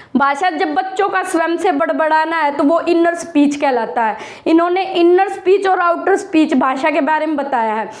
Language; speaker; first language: Hindi; native; Hindi